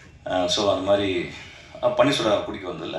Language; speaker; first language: Tamil; native; Tamil